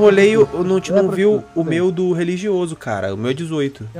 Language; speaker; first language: Portuguese; native; Portuguese